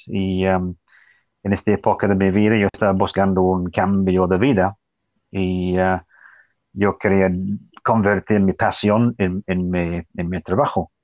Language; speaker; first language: Spanish; non-native, fluent; English